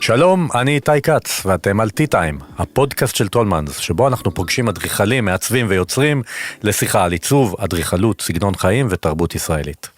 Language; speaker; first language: Hebrew; native; Hebrew